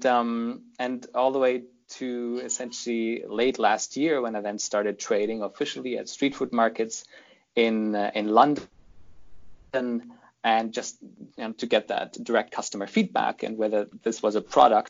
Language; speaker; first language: English; non-native, fluent; German